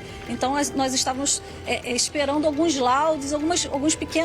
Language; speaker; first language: Portuguese; native; Portuguese